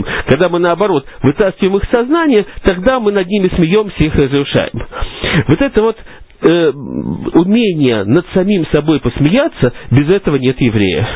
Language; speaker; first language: Russian; native; Russian